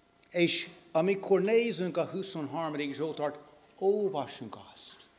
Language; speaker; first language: Hungarian; non-native, learner; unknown